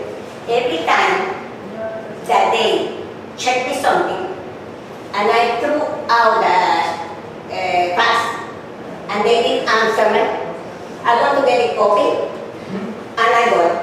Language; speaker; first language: English; non-native, learner; Spanish